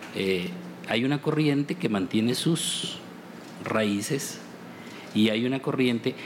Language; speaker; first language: Spanish; native; Spanish